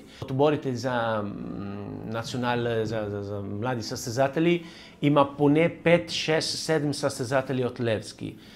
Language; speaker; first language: Bulgarian; non-native, learner; Italian